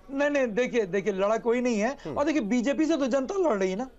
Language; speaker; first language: Hindi; native; Hindi